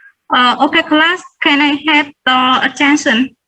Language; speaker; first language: English; non-native, learner; Vietnamese